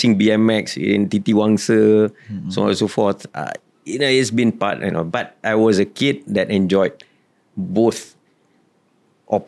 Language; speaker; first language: English; non-native, local second language; Malay